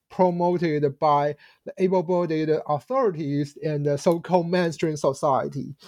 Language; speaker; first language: English; non-native, fluent; Chinese